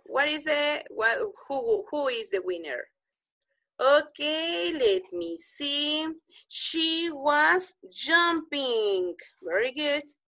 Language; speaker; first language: English; non-native, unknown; Spanish